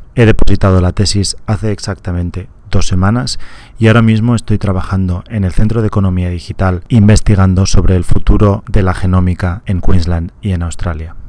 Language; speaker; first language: Spanish; native; Spanish